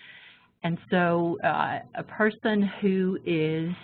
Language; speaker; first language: English; native; English